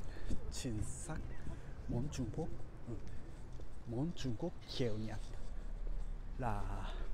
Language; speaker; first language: Vietnamese; non-native, learner; Japanese